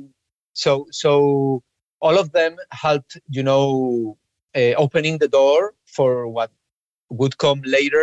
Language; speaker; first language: English; non-native, fluent; Spanish